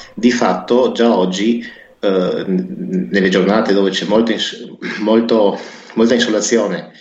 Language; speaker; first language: Italian; native; Italian